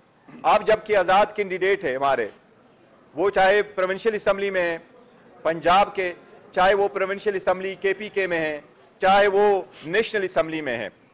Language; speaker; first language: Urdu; non-native, local second language; Pashto